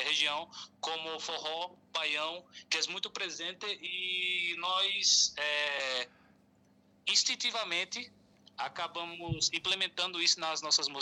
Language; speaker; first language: Spanish; non-native, learner; Portuguese